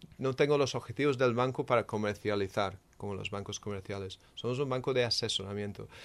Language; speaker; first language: Spanish; non-native, fluent; English